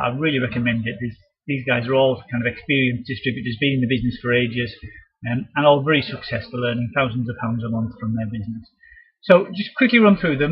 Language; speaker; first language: English; native; English